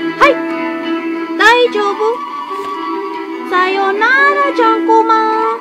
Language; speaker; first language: Japanese; non-native, learner; English